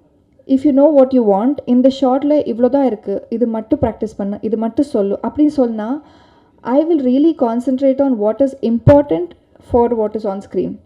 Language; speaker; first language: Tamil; non-native, learner; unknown